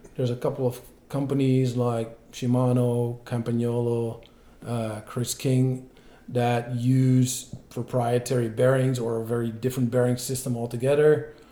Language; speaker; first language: English; non-native, fluent; Dutch